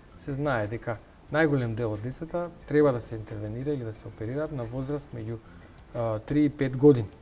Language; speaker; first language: Macedonian; native; Macedonian